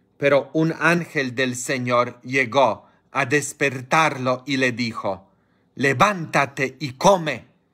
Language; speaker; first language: Spanish; non-native, fluent; Polish